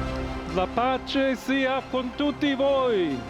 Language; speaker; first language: Italian; non-native, fluent; English